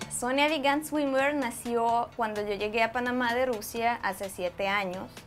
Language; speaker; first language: Spanish; non-native, fluent; Russian